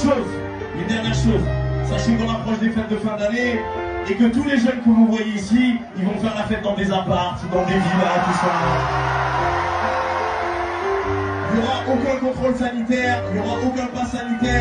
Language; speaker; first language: French; native; French